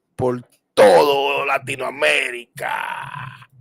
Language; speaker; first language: Spanish; early bilingual, heritage; Spanish